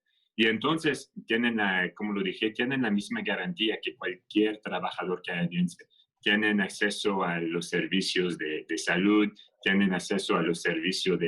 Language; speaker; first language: Spanish; non-native, fluent; French